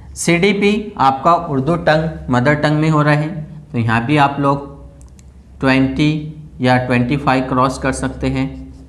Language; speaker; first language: Hindi; non-native, local second language; Urdu